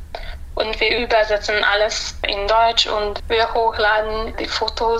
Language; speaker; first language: German; non-native, local second language; Hungarian